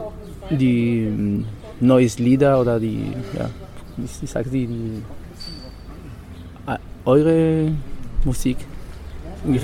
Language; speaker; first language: German; non-native, learner; Spanish